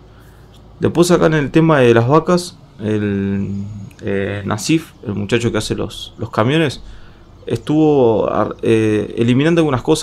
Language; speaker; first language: Spanish; native; Spanish